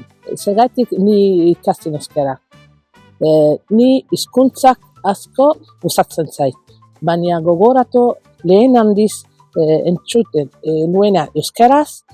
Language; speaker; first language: Basque; non-native, learner; Arabic